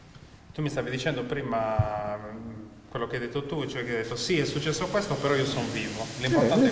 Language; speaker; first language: Italian; native; Italian